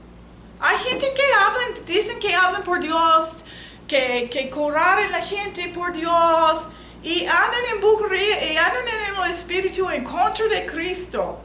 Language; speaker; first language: Spanish; non-native, learner; English